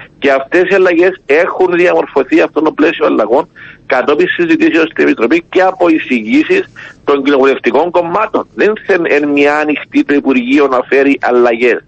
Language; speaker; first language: Greek; native; Greek